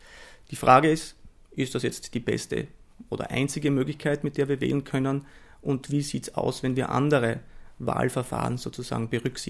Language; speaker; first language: German; native; German